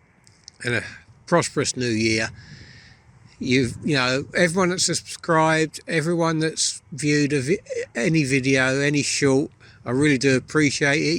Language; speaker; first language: English; native; English